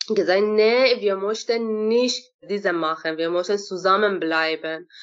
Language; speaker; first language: German; non-native, learner; Persian